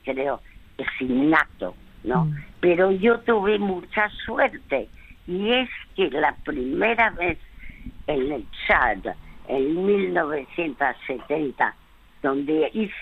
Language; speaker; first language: Spanish; early bilingual, other home language; French